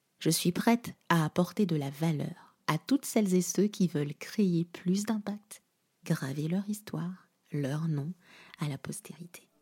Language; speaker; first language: French; non-native, local second language; Lingala